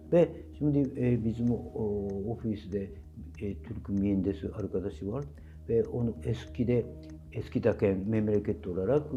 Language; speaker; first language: Turkish; non-native, fluent; Japanese